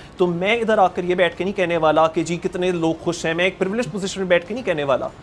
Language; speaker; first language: Hindi; native; Hindi